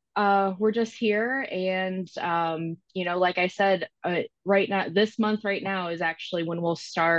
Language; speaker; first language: English; native; English